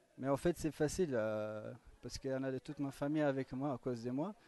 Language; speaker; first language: French; non-native, learner; Kurdish